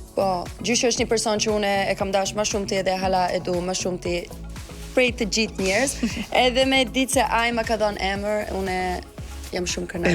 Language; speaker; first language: Albanian; early bilingual, heritage; Albanian